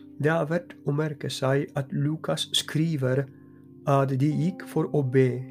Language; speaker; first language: Norwegian; non-native, fluent; Polish